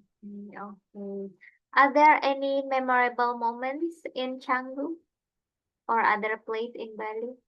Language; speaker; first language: English; non-native, fluent; Indonesian